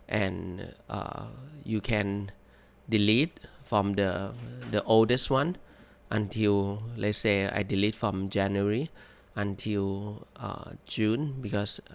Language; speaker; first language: English; non-native, fluent; Thai